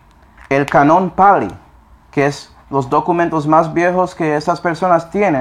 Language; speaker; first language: Spanish; non-native, fluent; English